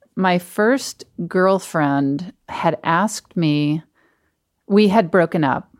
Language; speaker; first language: English; native; English